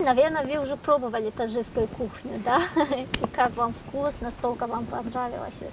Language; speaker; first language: Russian; non-native, local second language; Tajik